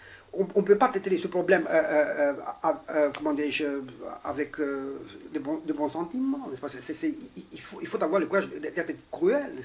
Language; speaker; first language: French; non-native, fluent; Romanian